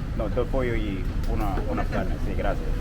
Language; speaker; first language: Spanish; non-native, learner; English